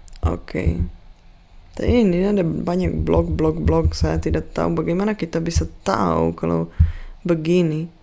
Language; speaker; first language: Indonesian; non-native, fluent; Czech